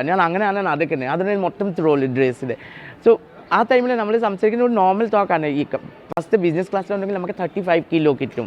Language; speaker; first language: Malayalam; non-native, fluent; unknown